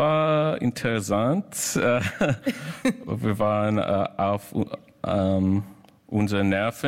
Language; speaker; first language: German; non-native, learner; English